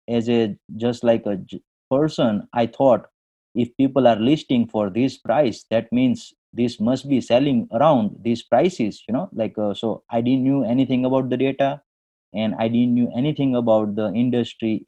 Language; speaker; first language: English; non-native, local second language; Gujarati